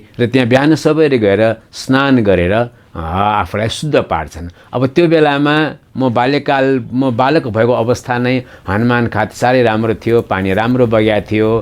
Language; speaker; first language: Nepali; non-native, local second language; Newari